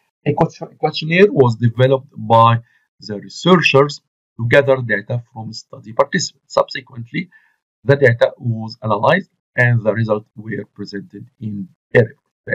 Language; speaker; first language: English; non-native, fluent; Arabic